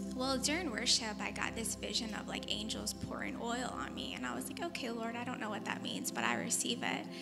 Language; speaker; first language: English; native; English